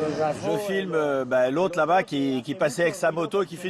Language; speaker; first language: French; native; French